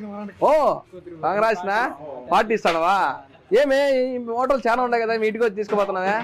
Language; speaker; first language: Telugu; native; Telugu